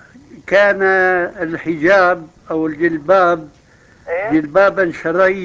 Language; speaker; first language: Arabic; native; Arabic